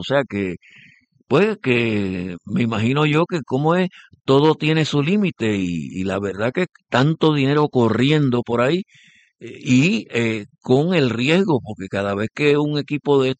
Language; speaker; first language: Spanish; native; Spanish